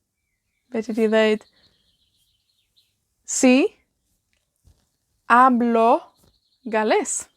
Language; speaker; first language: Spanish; non-native, fluent; Welsh